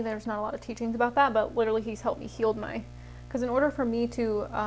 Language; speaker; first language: English; native; English